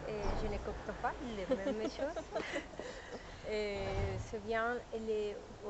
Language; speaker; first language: French; non-native, learner; Spanish